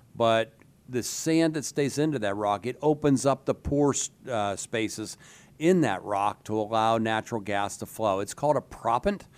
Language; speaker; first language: English; native; English